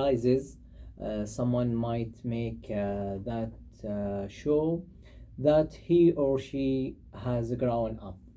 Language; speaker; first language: English; non-native, learner; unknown